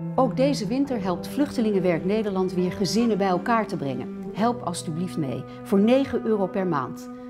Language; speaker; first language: Dutch; native; Dutch